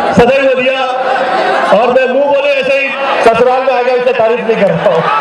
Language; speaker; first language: Hindi; native; Hindi